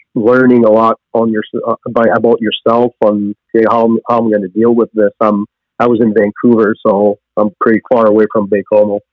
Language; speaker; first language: English; native; English